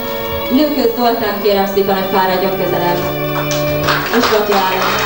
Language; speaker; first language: Hungarian; native; Hungarian